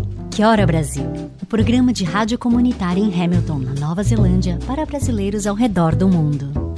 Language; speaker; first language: Portuguese; native; Portuguese